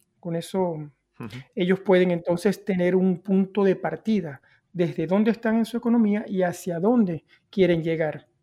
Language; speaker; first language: Spanish; native; Spanish